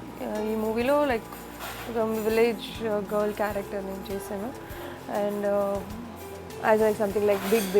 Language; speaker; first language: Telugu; non-native, local second language; Kannada